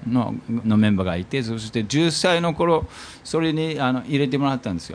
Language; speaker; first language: Japanese; non-native, fluent; English